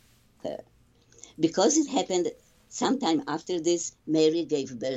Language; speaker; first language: English; non-native, fluent; Polish